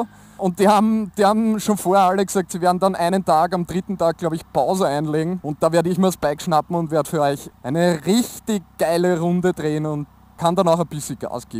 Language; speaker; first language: German; native; German